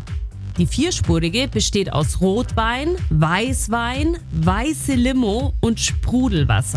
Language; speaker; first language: German; native; German